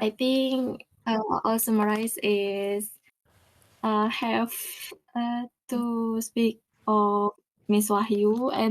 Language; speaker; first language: English; non-native, learner; Indonesian